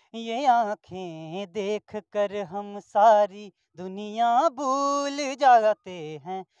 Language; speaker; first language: Hindi; native; Hindi